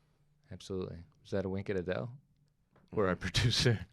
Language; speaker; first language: English; native; English